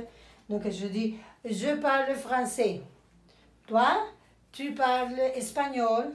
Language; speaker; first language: French; non-native, fluent; Spanish